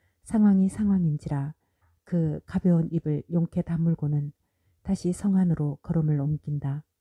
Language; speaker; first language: Korean; native; Korean